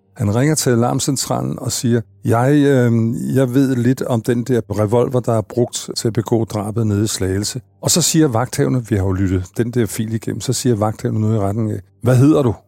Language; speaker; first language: Danish; native; Danish